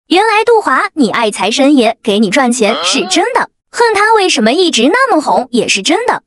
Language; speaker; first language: Chinese; native; Chinese